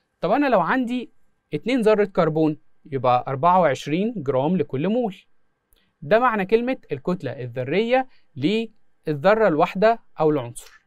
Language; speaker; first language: Arabic; native; Arabic